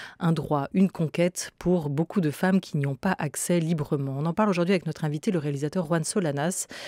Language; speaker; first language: French; native; French